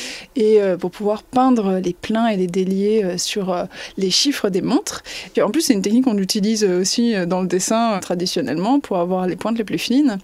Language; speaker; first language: French; native; French